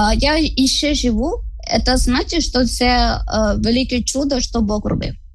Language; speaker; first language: Ukrainian; non-native, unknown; Malayalam